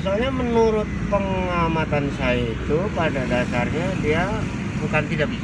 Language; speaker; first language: Indonesian; native; Indonesian